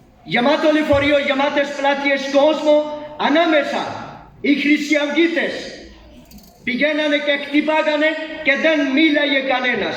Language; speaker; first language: Greek; non-native, fluent; Urdu